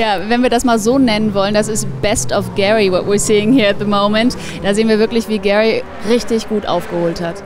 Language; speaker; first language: German; native; German